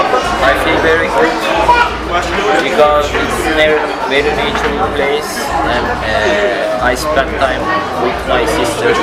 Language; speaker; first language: English; non-native, learner; Turkish